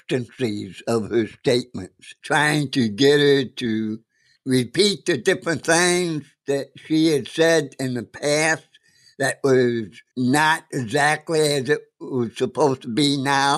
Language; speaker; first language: English; native; English